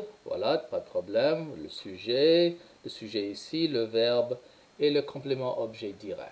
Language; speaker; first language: French; non-native, fluent; English